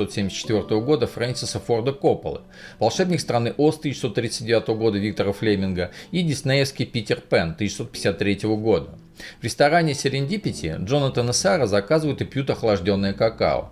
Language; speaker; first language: Russian; native; Russian